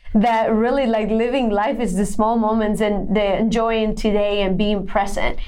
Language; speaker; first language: English; non-native, fluent; Spanish